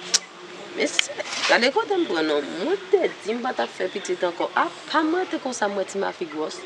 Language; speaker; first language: Haitian Creole; native; Haitian Creole